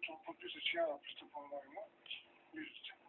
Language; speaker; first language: Bulgarian; native; Bulgarian